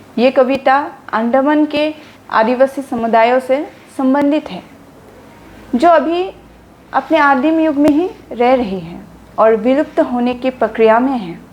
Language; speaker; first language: Hindi; non-native, local second language; Assamese